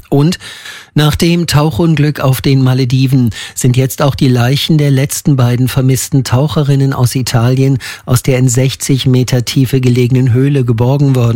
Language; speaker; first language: German; native; German